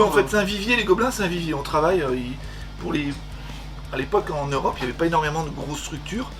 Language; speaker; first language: French; native; French